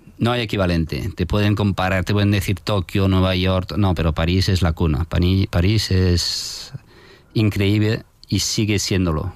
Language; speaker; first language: Spanish; non-native, fluent; French